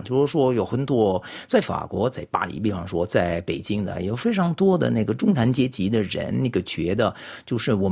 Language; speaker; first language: Chinese; non-native, fluent; French